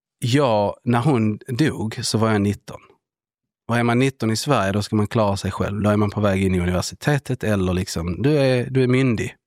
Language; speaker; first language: Swedish; early bilingual, other home language; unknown